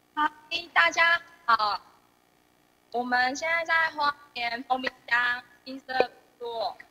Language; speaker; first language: Chinese; native; Chinese